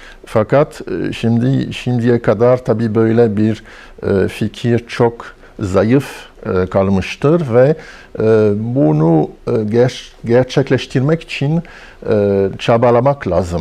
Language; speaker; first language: Turkish; non-native, fluent; French